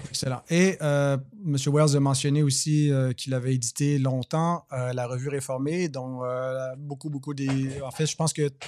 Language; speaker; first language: French; native; French